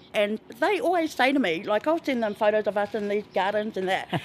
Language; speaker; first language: English; native; English